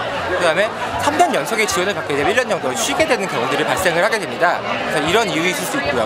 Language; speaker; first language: Korean; native; Korean